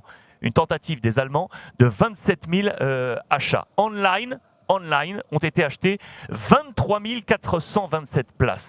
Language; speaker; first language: French; native; French